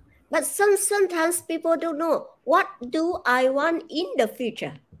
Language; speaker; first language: English; non-native, fluent; Vietnamese